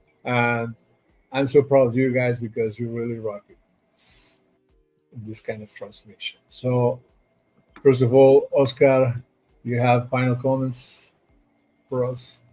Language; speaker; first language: English; non-native, fluent; Spanish